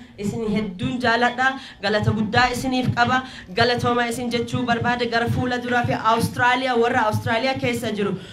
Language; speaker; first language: Oromo; early bilingual, heritage; Oromo